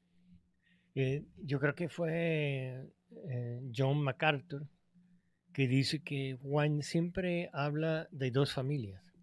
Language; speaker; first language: Spanish; non-native, fluent; English